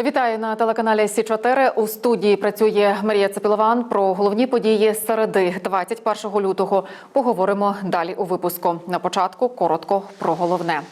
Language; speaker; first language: Ukrainian; native; Ukrainian